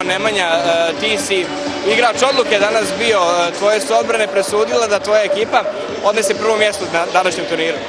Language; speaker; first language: Croatian; native; Croatian